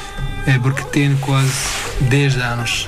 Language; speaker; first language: Portuguese; non-native, learner; Arabic